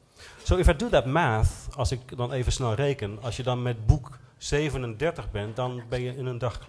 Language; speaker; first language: Dutch; native; Dutch